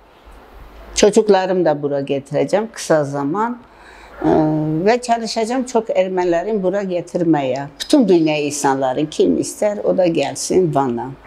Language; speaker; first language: Turkish; non-native, learner; Armenian